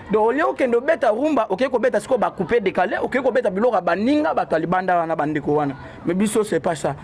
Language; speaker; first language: Lingala; native; Lingala